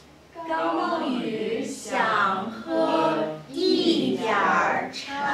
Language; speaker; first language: Chinese; non-native, learner; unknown